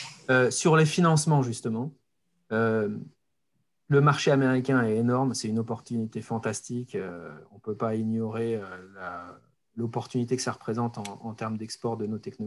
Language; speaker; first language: French; native; French